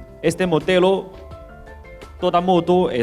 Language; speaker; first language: Spanish; non-native, learner; Chinese